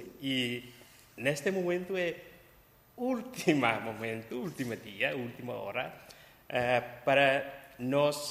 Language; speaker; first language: Portuguese; non-native, local second language; Tetum